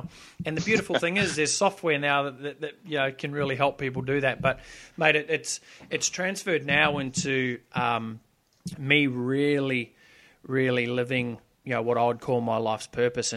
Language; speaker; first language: English; native; English